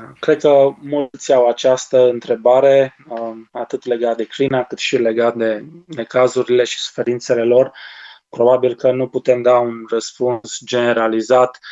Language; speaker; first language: Romanian; native; Romanian